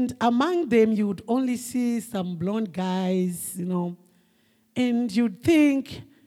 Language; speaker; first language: English; non-native, local second language; Shona